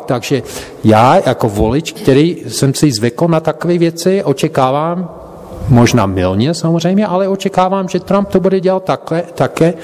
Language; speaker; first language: Czech; non-native, fluent; English